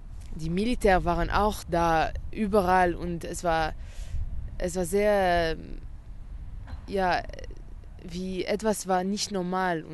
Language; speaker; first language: German; non-native, learner; Arabic